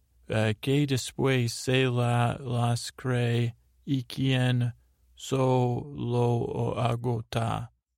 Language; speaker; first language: Spanish; non-native, learner; English